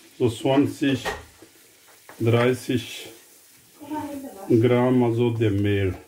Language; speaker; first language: German; non-native, fluent; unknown